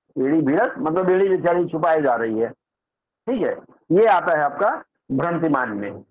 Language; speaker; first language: Hindi; native; Hindi